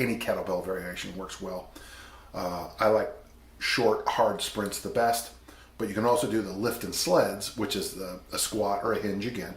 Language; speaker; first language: English; native; English